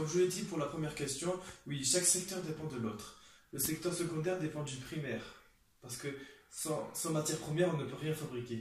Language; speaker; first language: French; native; French